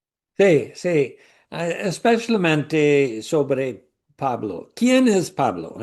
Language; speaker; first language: Spanish; non-native, learner; English